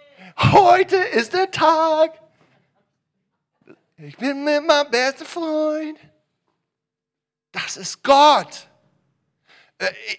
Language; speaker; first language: German; non-native, learner; English